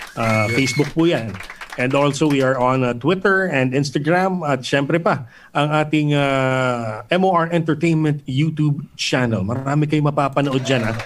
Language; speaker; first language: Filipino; native; Filipino